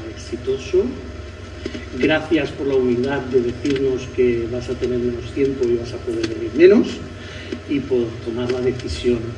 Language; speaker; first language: Spanish; non-native, local second language; Catalan